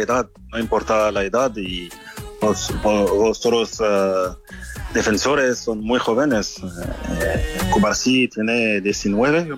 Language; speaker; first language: Spanish; non-native, fluent; French